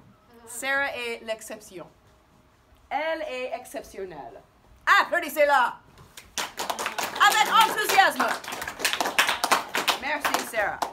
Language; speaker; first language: French; non-native, fluent; English